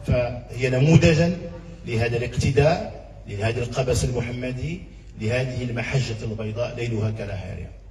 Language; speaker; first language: Arabic; native; Arabic